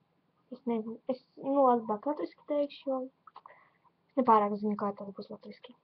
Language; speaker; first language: Latvian; non-native, local second language; Russian